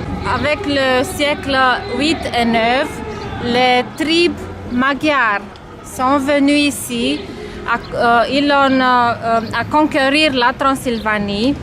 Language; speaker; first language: French; non-native, fluent; Romanian